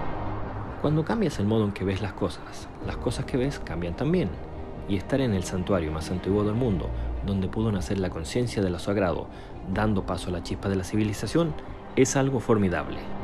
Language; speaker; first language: Spanish; native; Spanish